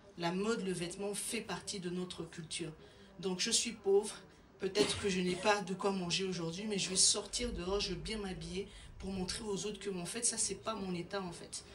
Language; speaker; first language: French; non-native, local second language; Lingala